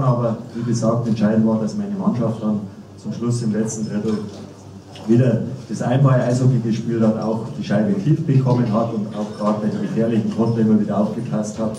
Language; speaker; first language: German; native; German